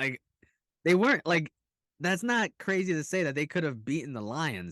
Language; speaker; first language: English; native; English